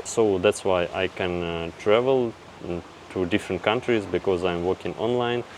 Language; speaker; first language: English; non-native, fluent; Russian